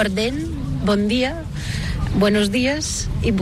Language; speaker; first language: French; non-native, learner; Bulgarian